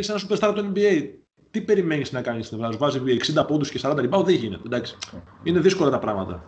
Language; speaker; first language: Greek; native; Greek